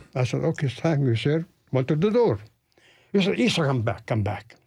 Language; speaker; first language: English; non-native, fluent; Arabic